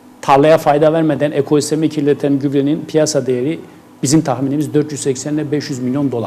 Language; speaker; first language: Turkish; native; Turkish